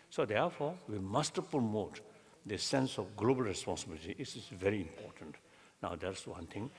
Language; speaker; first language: English; non-native, learner; Tibetan